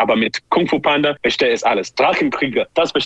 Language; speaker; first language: German; non-native, learner; English